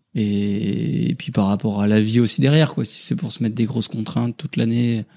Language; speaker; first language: French; native; French